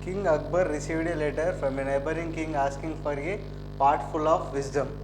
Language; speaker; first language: English; non-native, local second language; Telugu